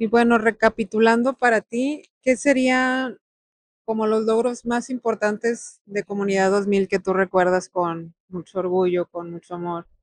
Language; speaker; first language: Spanish; native; Spanish